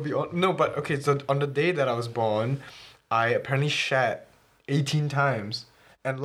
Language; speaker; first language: English; early bilingual, other home language; Chinese